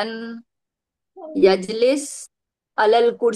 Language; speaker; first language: Arabic; non-native, learner; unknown